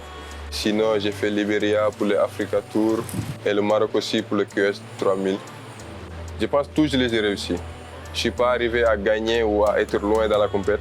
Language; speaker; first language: French; non-native, local second language; Wolof